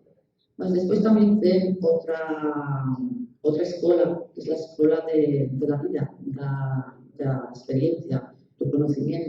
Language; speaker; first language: Portuguese; non-native, learner; Spanish